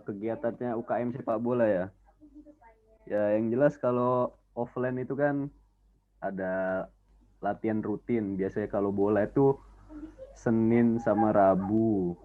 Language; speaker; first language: Indonesian; native; Indonesian